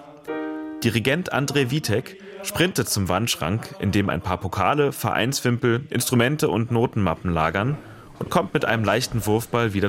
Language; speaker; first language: German; native; German